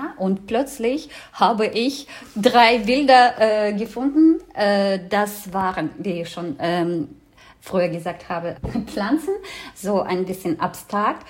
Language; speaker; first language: German; non-native, fluent; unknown